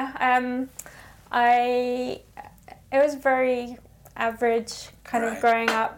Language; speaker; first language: English; native; English